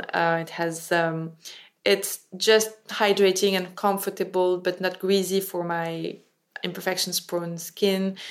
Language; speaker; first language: English; non-native, fluent; French